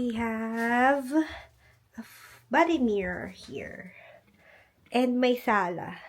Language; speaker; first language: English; non-native, local second language; Filipino